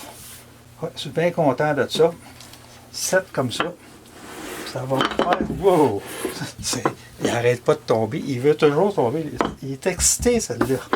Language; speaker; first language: French; native; French